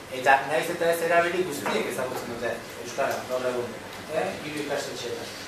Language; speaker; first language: Basque; native; Basque